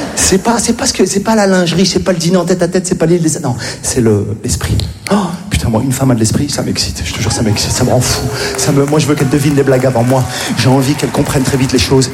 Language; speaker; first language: French; native; French